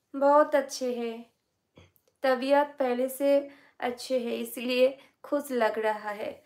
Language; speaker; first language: Hindi; non-native, local second language; Bangla